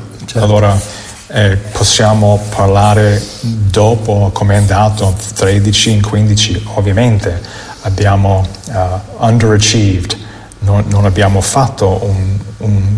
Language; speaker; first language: Italian; non-native, fluent; English